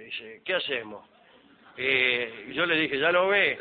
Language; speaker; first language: Spanish; native; Spanish